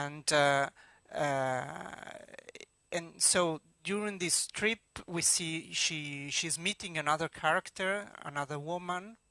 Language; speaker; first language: English; non-native, fluent; Italian